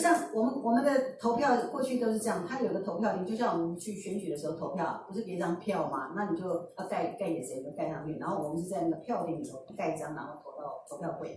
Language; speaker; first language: Chinese; native; Chinese